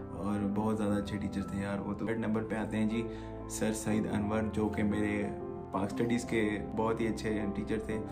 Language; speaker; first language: Urdu; non-native, local second language; Punjabi